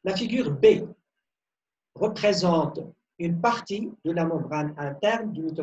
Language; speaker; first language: French; non-native, local second language; Arabic